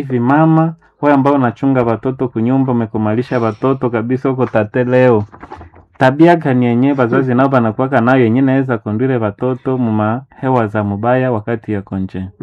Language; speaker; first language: Swahili; non-native, local second language; Nande